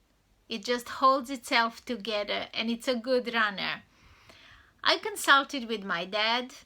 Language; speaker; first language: English; non-native, fluent; Serbian